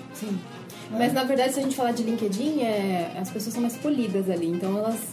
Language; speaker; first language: Portuguese; native; Portuguese